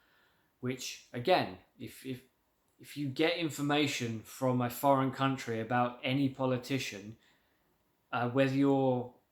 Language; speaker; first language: English; native; English